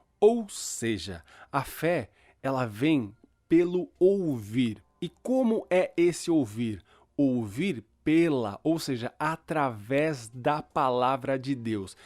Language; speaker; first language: Portuguese; early bilingual, other home language; Spanish